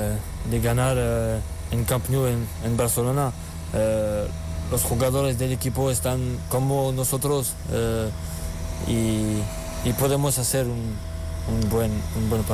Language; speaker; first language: Spanish; non-native, learner; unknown